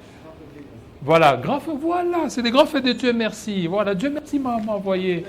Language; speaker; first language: French; non-native, local second language; Lingala